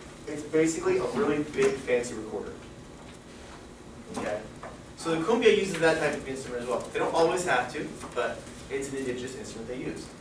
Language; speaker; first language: English; native; English